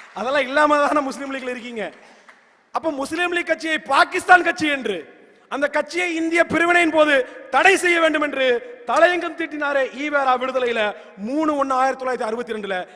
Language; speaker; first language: Tamil; native; Tamil